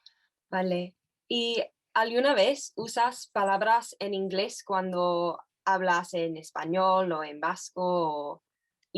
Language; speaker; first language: Spanish; non-native, fluent; English